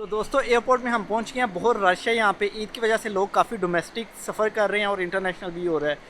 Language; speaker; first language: Urdu; non-native, local second language; Punjabi